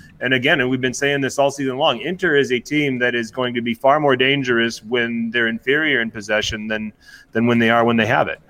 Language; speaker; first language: English; native; English